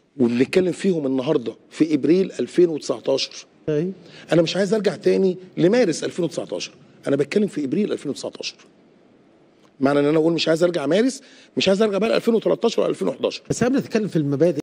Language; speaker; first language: Arabic; native; Arabic